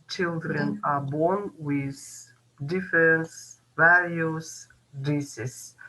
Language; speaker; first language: English; non-native, learner; Kazakh